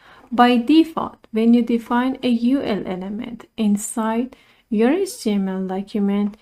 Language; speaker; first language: English; non-native, fluent; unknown